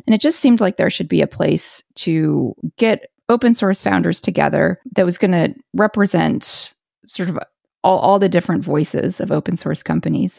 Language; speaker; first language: English; native; English